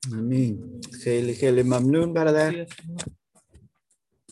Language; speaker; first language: Persian; non-native, learner; German